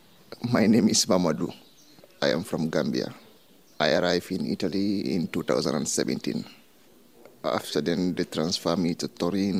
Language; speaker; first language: English; non-native, fluent; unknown